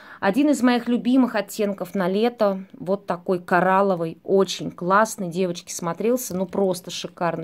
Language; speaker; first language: Russian; native; Russian